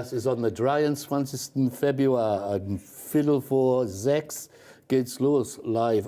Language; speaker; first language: German; non-native, fluent; English